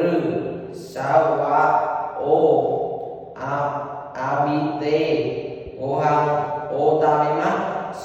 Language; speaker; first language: Japanese; non-native, learner; Vietnamese